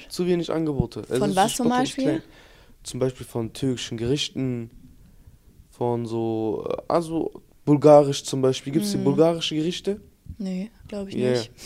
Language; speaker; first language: German; early bilingual, other home language; Turkish